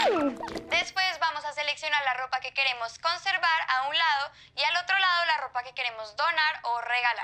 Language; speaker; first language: Spanish; native; Spanish